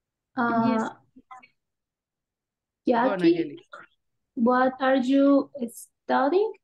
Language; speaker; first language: English; non-native, learner; Spanish